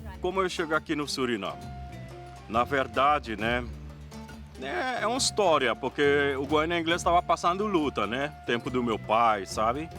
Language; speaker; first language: Portuguese; non-native, fluent; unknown